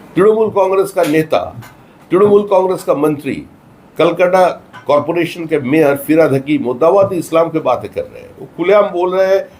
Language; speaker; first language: Hindi; non-native, local second language; Bangla